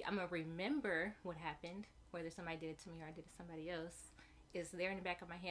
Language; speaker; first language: English; native; English